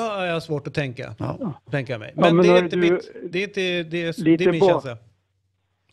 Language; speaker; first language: Swedish; native; Swedish